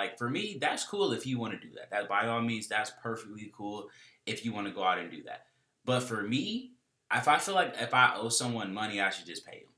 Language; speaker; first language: English; native; English